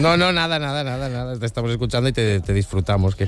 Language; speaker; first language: Spanish; native; Spanish